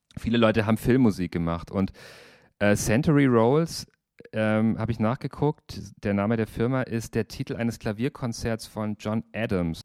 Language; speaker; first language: German; native; German